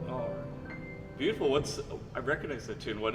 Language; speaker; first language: English; native; English